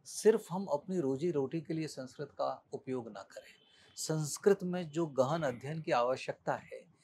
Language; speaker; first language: Hindi; native; Hindi